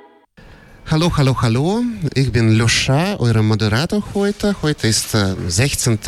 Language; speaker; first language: German; non-native, fluent; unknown